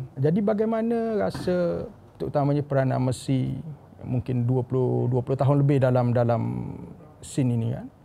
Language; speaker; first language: Malay; native; Malay